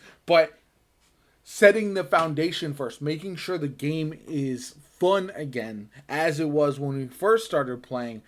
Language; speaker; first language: English; native; English